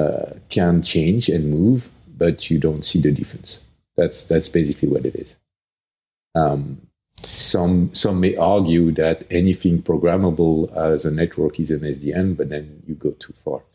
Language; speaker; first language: English; non-native, fluent; French